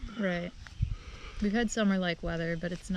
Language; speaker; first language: English; native; English